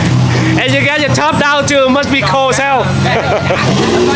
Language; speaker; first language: English; non-native, fluent; Vietnamese